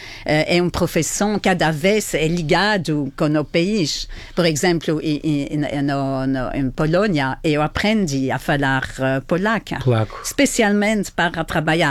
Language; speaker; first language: Portuguese; non-native, learner; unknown